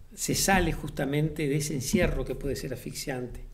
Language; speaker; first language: Spanish; native; Spanish